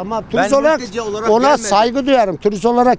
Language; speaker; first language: Turkish; native; Turkish